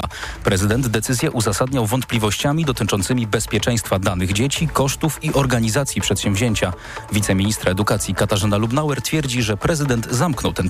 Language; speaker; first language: Polish; native; Polish